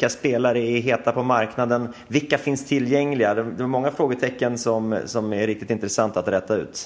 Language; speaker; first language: Swedish; native; Swedish